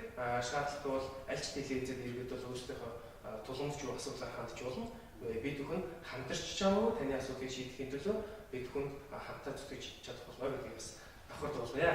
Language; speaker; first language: Mongolian; non-native, local second language; Kazakh